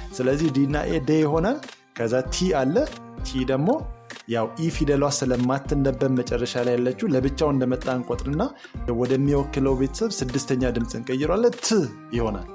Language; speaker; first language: Amharic; native; Amharic